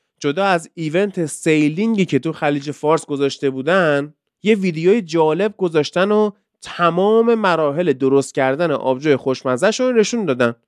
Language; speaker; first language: Persian; native; Persian